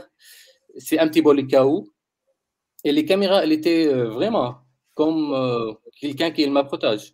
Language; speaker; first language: French; non-native, learner; Arabic